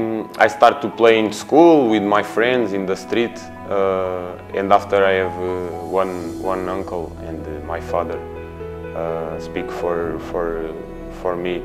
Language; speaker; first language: English; non-native, learner; Portuguese